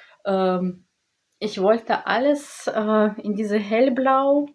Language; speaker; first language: German; non-native, learner; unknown